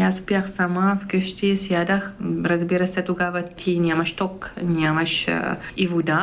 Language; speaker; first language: Bulgarian; non-native, fluent; Arabic